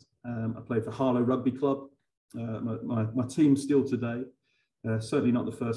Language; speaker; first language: English; native; English